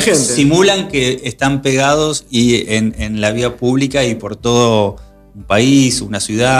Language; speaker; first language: Spanish; native; Spanish